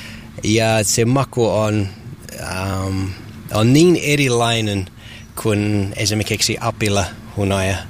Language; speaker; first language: Finnish; non-native, learner; English